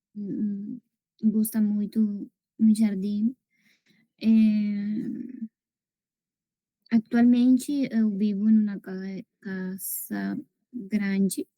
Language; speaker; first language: Portuguese; non-native, learner; Spanish